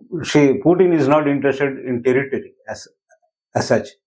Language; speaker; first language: English; non-native, local second language; Tamil